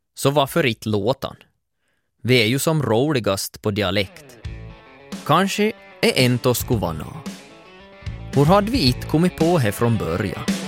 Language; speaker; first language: Swedish; native; Swedish